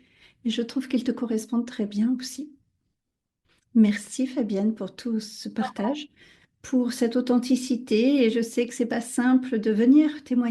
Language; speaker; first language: French; native; French